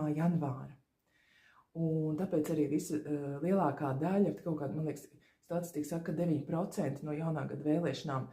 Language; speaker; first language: Latvian; native; Latvian